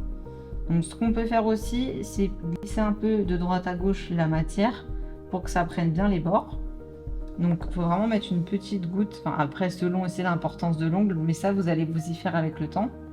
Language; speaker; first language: French; native; French